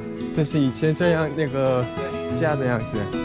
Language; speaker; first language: Chinese; non-native, learner; Korean